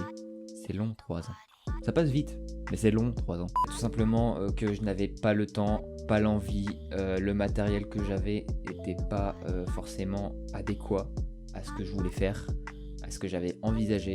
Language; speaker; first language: French; native; French